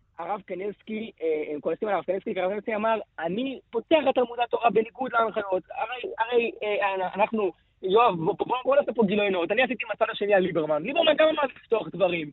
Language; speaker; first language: Hebrew; non-native, local second language; Yiddish